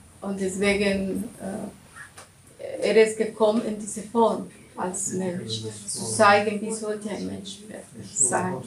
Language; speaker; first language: German; non-native, learner; Russian